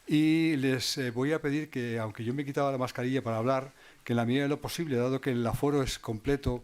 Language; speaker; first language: Spanish; native; Spanish